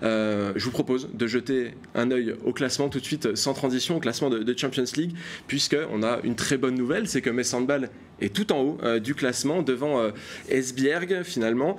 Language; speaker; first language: French; native; French